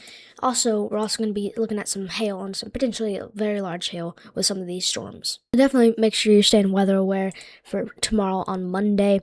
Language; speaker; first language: English; native; English